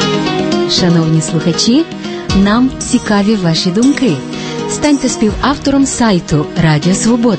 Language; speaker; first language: Ukrainian; native; Ukrainian